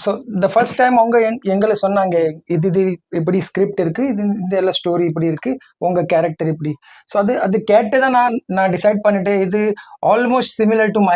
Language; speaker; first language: Tamil; early bilingual, heritage; Tamil